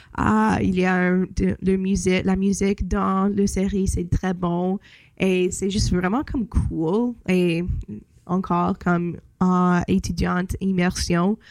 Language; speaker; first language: French; non-native, local second language; English